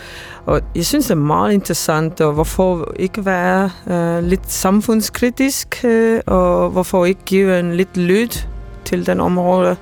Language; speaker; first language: Danish; non-native, fluent; Estonian